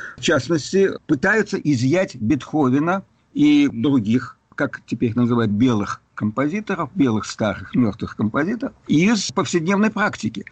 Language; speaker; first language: Russian; native; Russian